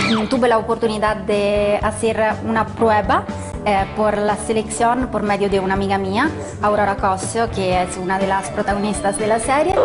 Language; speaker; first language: Spanish; non-native, learner; Italian